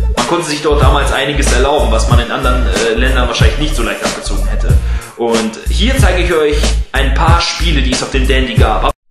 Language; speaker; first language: German; early bilingual, other home language; Russian